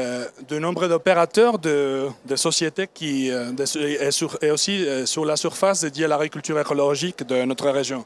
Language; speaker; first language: French; non-native, learner; Spanish